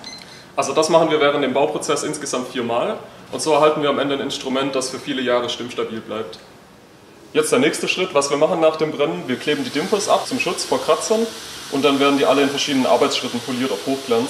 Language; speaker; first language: German; native; German